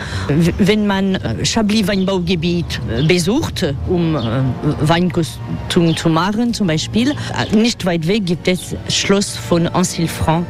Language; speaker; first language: German; non-native, fluent; French